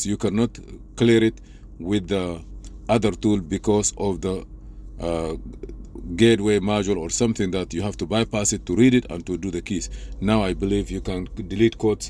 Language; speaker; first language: English; non-native, fluent; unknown